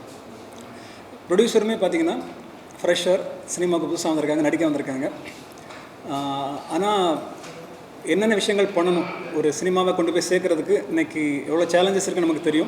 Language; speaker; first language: Tamil; native; Tamil